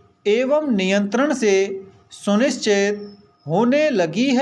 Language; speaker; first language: Hindi; native; Hindi